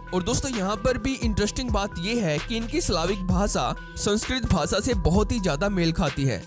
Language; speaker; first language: Hindi; native; Hindi